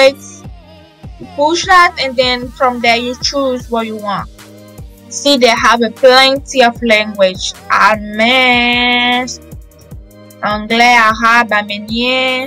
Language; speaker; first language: English; non-native, fluent; French